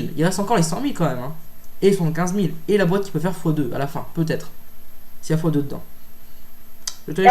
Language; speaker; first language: French; native; French